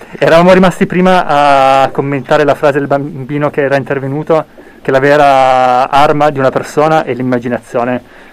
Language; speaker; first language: Italian; native; Italian